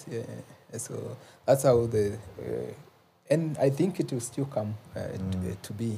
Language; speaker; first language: English; non-native, local second language; Kikuyu